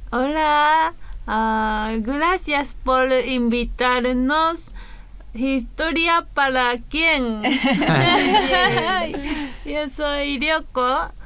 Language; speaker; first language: Spanish; non-native, learner; Japanese